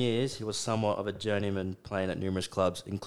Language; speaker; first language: English; native; English